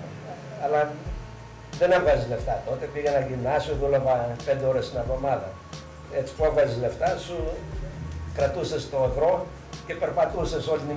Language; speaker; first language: Greek; early bilingual, heritage; Greek